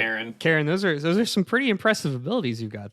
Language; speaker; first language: English; native; English